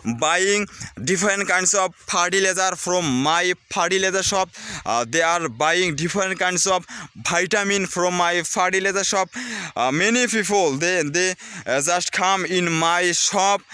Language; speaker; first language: English; non-native, learner; Bangla